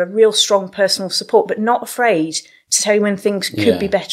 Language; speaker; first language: English; native; English